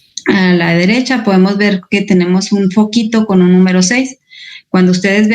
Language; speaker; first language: Spanish; native; Spanish